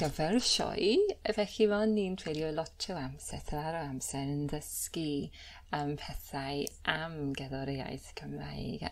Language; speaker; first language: Welsh; non-native, learner; English